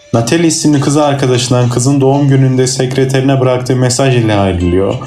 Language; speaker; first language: Turkish; native; Turkish